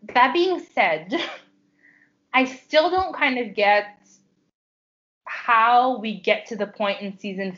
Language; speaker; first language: English; native; English